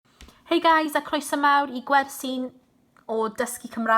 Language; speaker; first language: Welsh; non-native, local second language; English